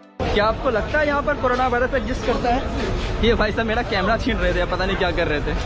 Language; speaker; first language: Hindi; native; Hindi